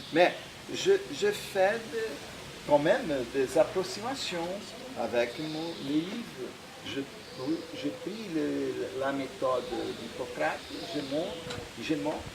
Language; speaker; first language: French; non-native, fluent; Portuguese